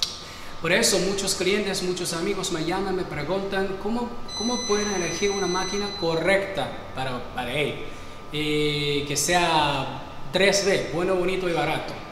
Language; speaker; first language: Spanish; non-native, fluent; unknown